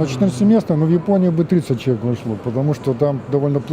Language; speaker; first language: Russian; native; Russian